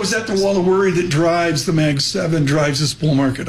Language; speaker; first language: English; native; English